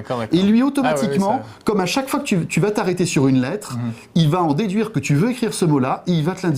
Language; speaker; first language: French; native; French